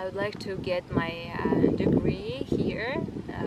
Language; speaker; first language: English; non-native, fluent; Kazakh